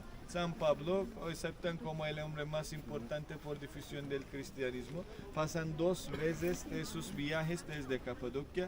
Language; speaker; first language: Spanish; non-native, fluent; Turkish